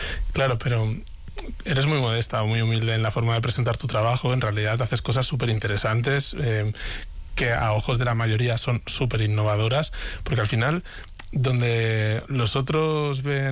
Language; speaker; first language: Spanish; native; Spanish